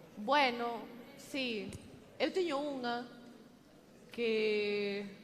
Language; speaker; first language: Galician; native; Galician